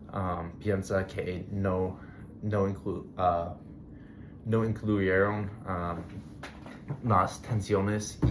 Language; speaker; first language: Spanish; non-native, learner; English